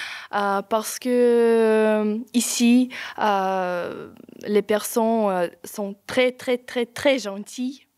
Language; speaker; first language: French; non-native, learner; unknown